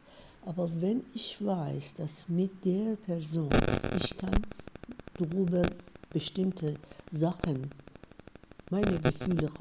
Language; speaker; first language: German; non-native, fluent; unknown